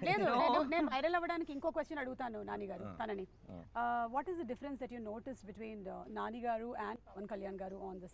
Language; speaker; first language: Telugu; native; Telugu